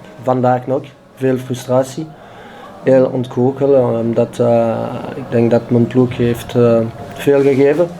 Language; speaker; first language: Dutch; non-native, learner; French